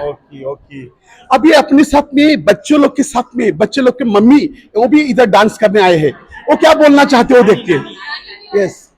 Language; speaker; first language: Hindi; non-native, local second language; Marathi